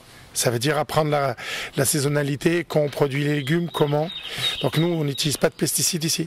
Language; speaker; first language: French; native; French